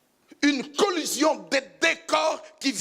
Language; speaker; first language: French; non-native, local second language; Lingala